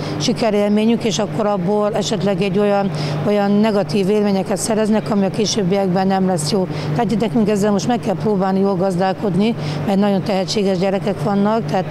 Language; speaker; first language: Hungarian; native; Hungarian